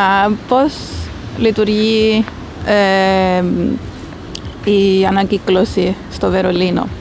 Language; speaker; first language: Greek; early bilingual, heritage; Greek